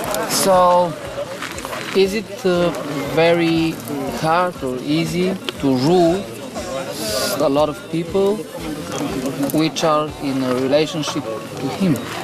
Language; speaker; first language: English; non-native, learner; Bulgarian